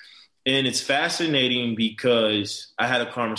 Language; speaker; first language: English; native; English